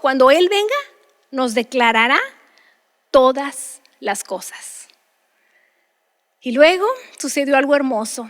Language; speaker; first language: Spanish; native; Spanish